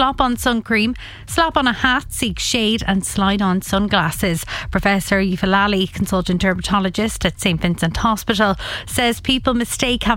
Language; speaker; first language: English; native; English